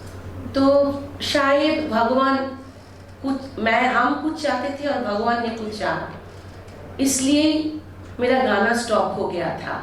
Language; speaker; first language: Hindi; non-native, local second language; Bangla